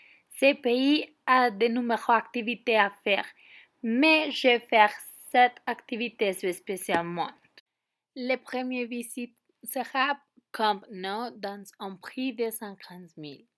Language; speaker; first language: French; non-native, learner; Spanish